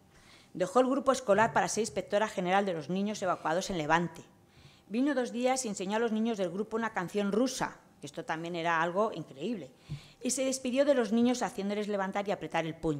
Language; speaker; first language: Spanish; native; Spanish